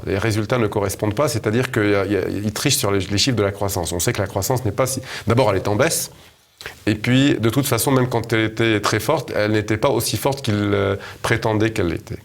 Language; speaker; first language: French; native; French